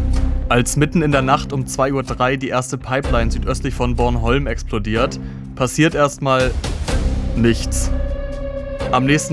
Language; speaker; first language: German; native; German